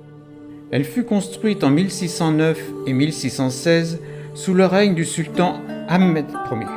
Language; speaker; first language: French; native; French